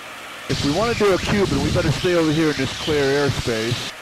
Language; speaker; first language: English; native; English